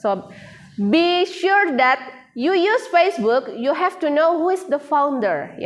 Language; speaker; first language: English; non-native, fluent; Indonesian